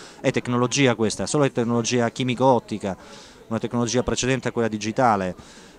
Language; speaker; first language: Italian; native; Italian